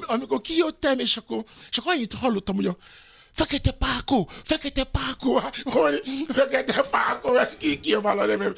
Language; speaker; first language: Hungarian; non-native, learner; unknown